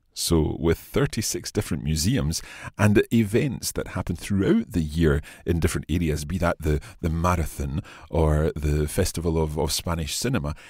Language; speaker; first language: English; native; English